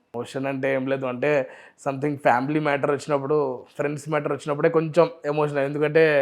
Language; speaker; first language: Telugu; non-native, local second language; Urdu